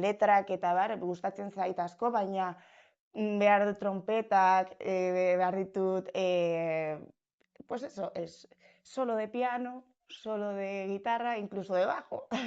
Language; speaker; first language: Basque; non-native, local second language; Spanish